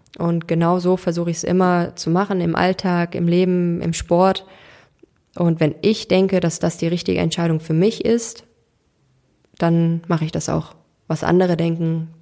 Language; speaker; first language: German; early bilingual, other home language; Turkish